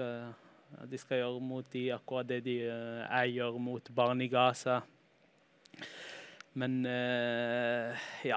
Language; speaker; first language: Norwegian; early bilingual, heritage; Norwegian